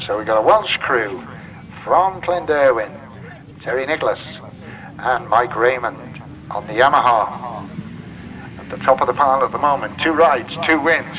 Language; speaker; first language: English; native; English